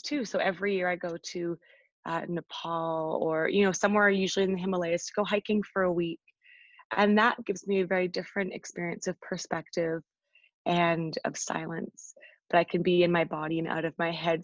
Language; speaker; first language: English; native; English